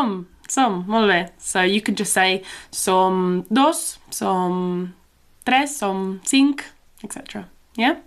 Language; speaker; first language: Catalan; non-native, fluent; English